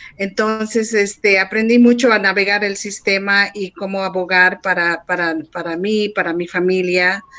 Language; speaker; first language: Spanish; native; Spanish